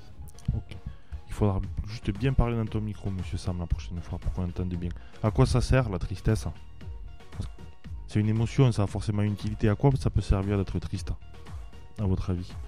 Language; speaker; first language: French; native; French